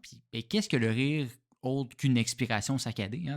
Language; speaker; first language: French; native; French